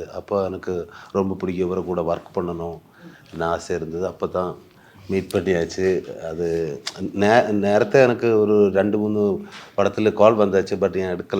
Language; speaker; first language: Tamil; non-native, learner; Malayalam